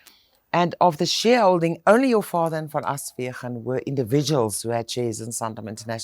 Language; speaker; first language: English; non-native, local second language; Afrikaans